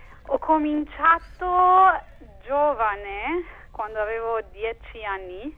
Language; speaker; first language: Italian; non-native, fluent; Spanish